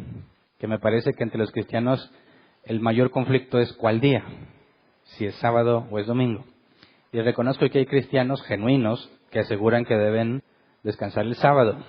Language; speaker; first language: Spanish; native; Spanish